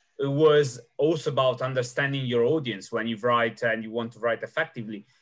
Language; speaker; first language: English; non-native, fluent; Italian